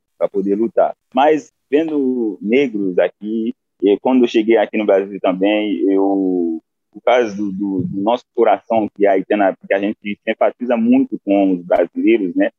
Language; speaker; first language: Portuguese; non-native, fluent; Haitian Creole